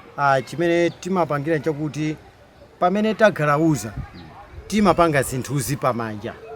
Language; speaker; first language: Nyanja; non-native, local second language; Tumbuka